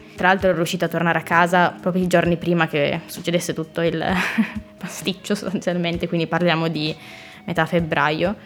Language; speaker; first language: Italian; native; Italian